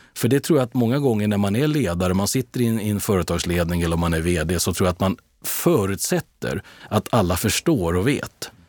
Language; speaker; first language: Swedish; native; Swedish